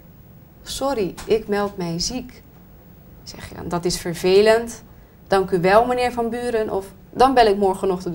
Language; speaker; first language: Dutch; native; Dutch